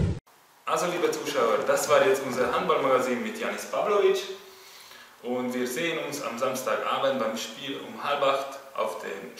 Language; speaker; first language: German; native; German